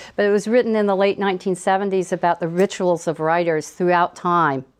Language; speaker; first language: English; native; English